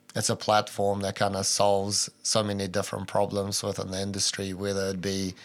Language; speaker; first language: English; early bilingual, other home language; Albanian